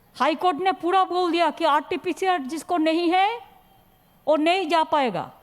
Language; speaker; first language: Hindi; non-native, local second language; Bangla